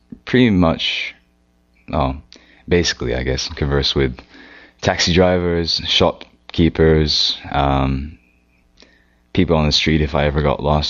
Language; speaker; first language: English; native; English